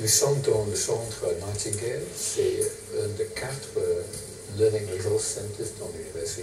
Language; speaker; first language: French; non-native, fluent; English